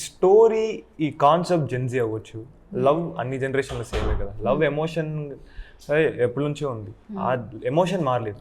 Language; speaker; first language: Telugu; non-native, local second language; Tamil